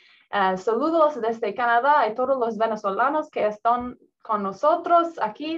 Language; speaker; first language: Spanish; non-native, learner; English